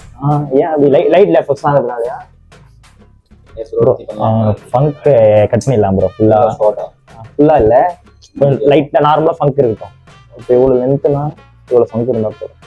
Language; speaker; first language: Tamil; native; Tamil